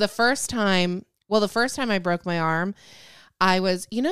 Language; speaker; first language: English; native; English